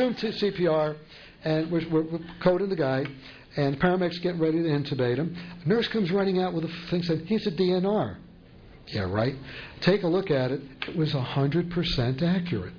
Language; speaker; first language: English; native; English